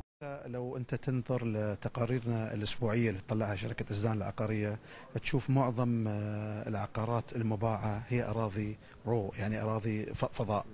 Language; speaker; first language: Arabic; native; Arabic